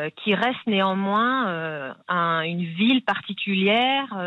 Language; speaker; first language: French; native; French